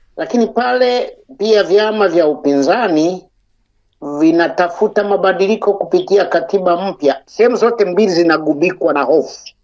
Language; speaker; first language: Swahili; non-native, local second language; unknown